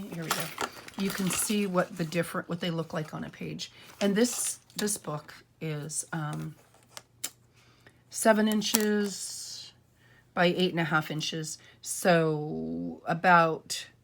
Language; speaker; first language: English; native; English